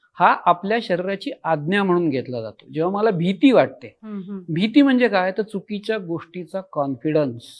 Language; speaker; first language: Marathi; native; Marathi